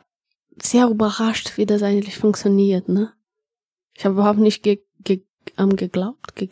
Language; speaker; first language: German; non-native, fluent; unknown